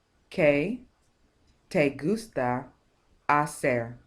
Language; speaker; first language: Spanish; non-native, fluent; English